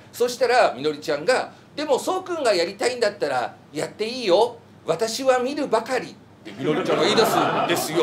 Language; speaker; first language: Japanese; native; Japanese